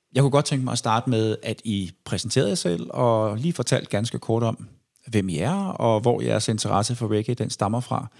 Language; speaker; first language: Danish; native; Danish